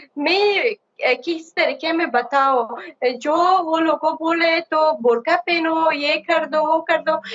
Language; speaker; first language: Hindi; non-native, learner; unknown